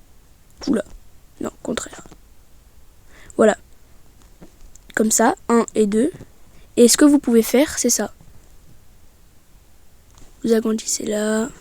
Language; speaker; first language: French; native; French